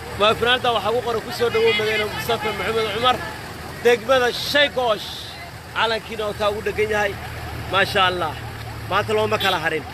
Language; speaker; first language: Somali; native; Somali